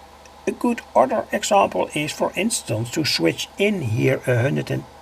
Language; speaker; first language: English; non-native, fluent; Dutch